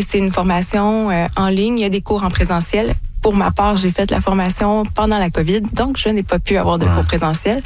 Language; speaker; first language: French; native; French